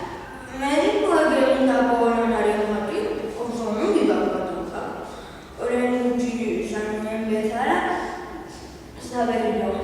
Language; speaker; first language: Basque; non-native, learner; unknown